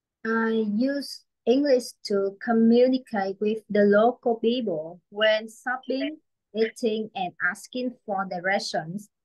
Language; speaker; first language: English; non-native, learner; Vietnamese